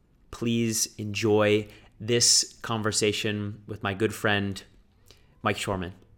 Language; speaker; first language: English; native; English